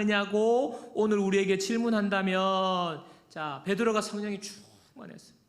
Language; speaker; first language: Korean; native; Korean